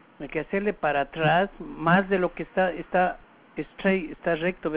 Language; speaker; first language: Spanish; native; Spanish